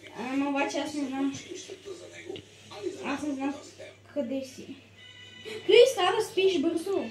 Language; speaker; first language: Bulgarian; native; Bulgarian